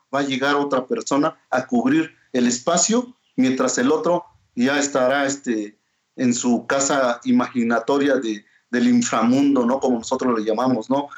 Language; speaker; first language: Spanish; non-native, local second language; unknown